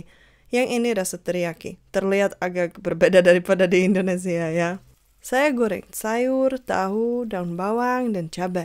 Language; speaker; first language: Indonesian; non-native, fluent; Czech